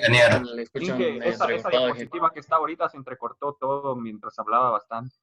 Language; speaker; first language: Spanish; native; Spanish